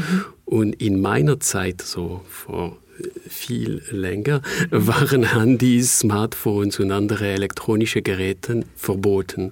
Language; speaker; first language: German; non-native, fluent; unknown